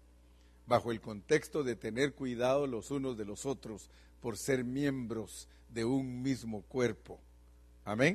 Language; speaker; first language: Spanish; native; Spanish